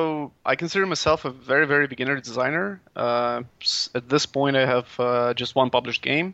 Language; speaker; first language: English; non-native, fluent; Latvian